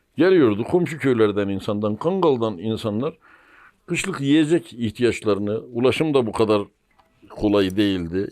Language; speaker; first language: Turkish; native; Turkish